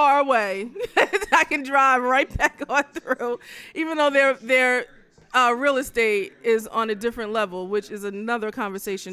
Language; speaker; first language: English; native; English